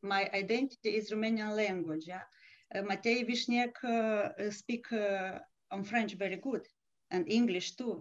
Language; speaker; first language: English; non-native, learner; Romanian